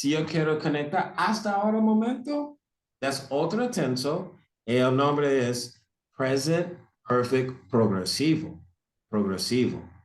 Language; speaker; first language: Spanish; non-native, fluent; English